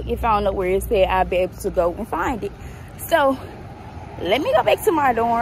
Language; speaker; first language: English; native; English